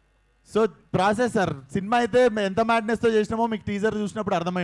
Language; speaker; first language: Telugu; native; Telugu